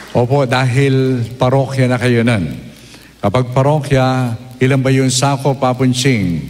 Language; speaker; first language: Filipino; non-native, local second language; Pampanga